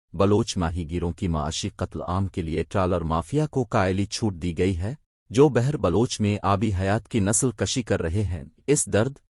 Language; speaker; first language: Urdu; non-native, local second language; Baluchi